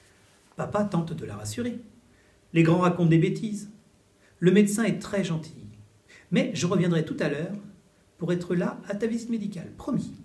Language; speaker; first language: French; native; French